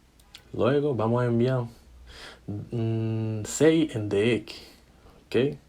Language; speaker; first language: Spanish; non-native, fluent; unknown